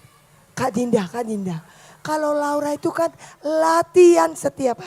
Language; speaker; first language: Indonesian; native; Indonesian